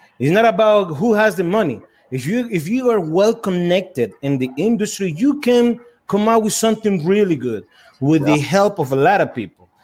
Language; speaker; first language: English; non-native, fluent; Spanish